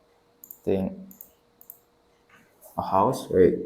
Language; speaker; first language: English; non-native, learner; Indonesian